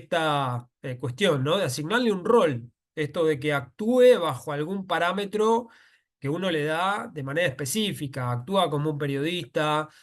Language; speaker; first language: Spanish; native; Spanish